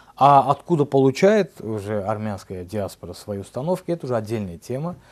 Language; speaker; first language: Russian; non-native, local second language; Azerbaijani